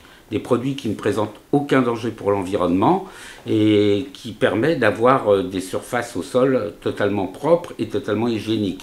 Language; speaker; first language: French; native; French